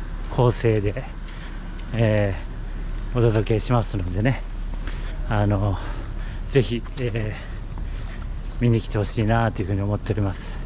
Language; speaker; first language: Japanese; native; Japanese